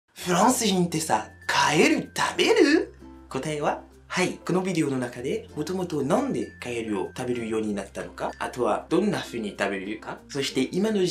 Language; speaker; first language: Japanese; non-native, fluent; French